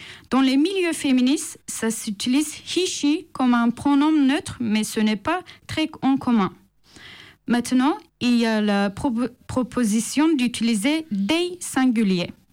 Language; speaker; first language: French; non-native, fluent; Turkish